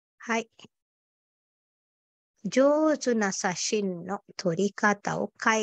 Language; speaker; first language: Japanese; non-native, fluent; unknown